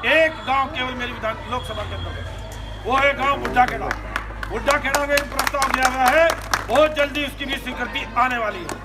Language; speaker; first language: Hindi; native; Hindi